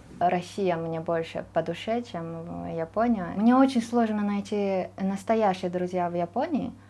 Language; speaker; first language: Russian; non-native, fluent; Japanese